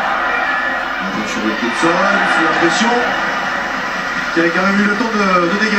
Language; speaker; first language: French; native; French